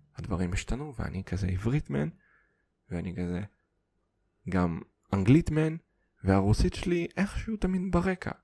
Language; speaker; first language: Hebrew; non-native, fluent; Russian